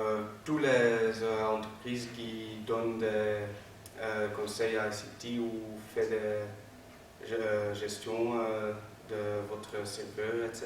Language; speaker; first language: French; non-native, learner; Dutch